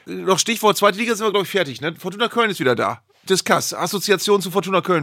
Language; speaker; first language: German; native; German